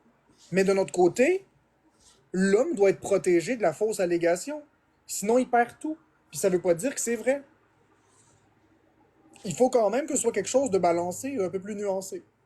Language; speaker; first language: French; native; French